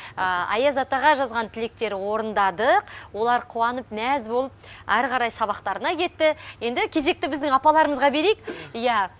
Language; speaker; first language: Kazakh; native; Kazakh